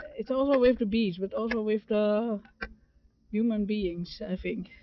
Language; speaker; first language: English; non-native, fluent; Dutch